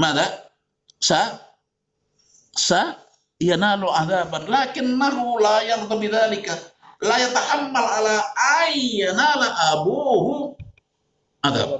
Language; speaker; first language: Arabic; non-native, fluent; Indonesian